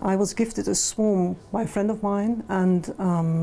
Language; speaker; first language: English; non-native, fluent; Dutch